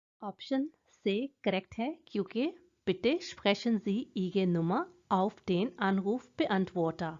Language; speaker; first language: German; non-native, fluent; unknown